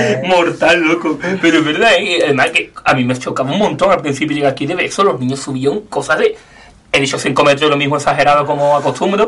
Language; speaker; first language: Spanish; native; Spanish